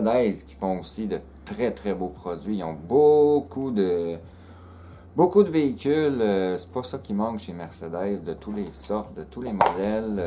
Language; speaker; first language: French; native; French